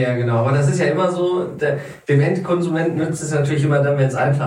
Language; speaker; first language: German; native; German